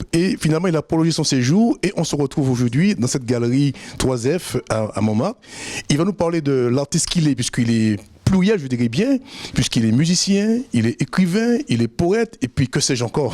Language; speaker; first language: French; native; French